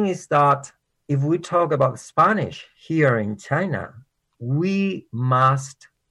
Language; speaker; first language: English; non-native, fluent; Spanish